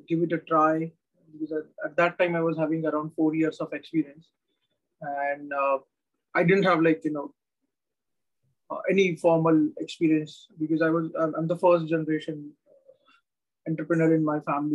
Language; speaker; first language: English; non-native, local second language; Marathi